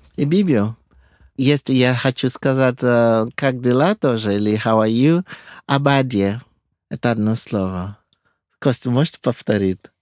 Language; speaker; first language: Russian; non-native, fluent; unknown